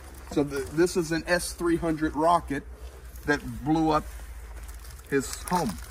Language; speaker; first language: English; native; English